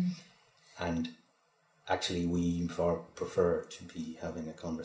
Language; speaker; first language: English; native; English